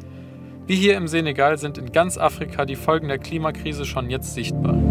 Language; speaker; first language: German; native; German